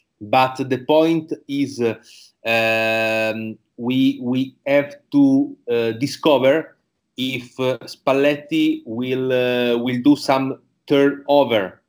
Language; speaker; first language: English; non-native, learner; Italian